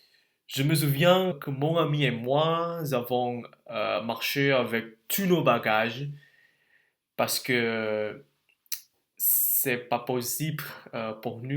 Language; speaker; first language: French; non-native, learner; Indonesian